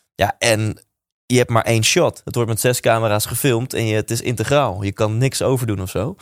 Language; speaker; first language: Dutch; native; Dutch